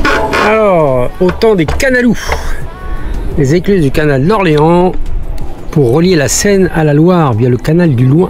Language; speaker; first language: French; native; French